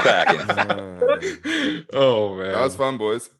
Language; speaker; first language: English; native; English